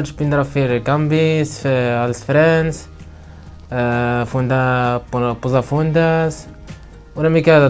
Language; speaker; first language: Catalan; non-native, learner; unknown